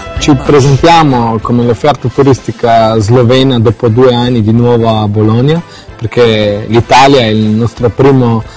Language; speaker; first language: Italian; non-native, fluent; Slovenian